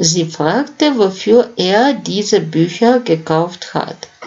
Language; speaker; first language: German; non-native, fluent; Russian